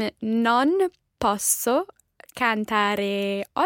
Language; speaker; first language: Italian; non-native, learner; English